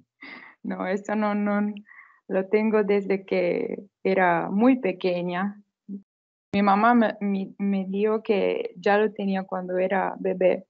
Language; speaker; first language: Spanish; non-native, fluent; Italian